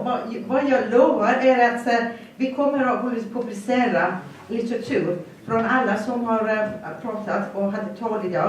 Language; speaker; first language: Swedish; non-native, fluent; Persian